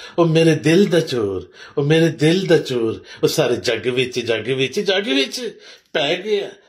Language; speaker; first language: Urdu; non-native, local second language; Punjabi